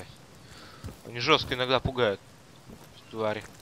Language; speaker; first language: Russian; native; Russian